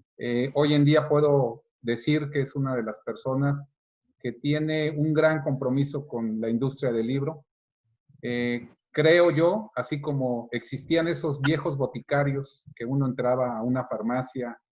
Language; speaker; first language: Spanish; native; Spanish